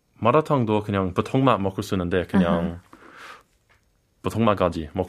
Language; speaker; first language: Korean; non-native, learner; English